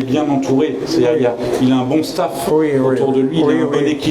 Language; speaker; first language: French; native; French